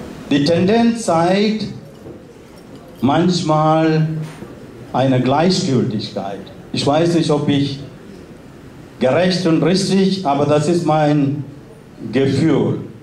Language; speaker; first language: German; non-native, fluent; Malayalam